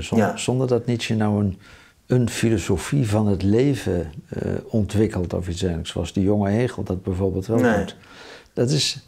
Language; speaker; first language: Dutch; native; Dutch